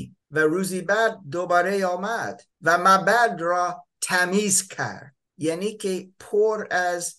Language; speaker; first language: Persian; non-native, fluent; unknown